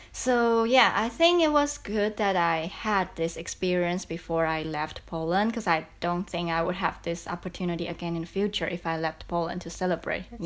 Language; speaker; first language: English; non-native, fluent; Chinese